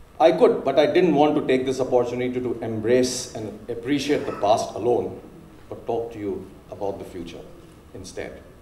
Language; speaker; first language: English; non-native, local second language; Hindi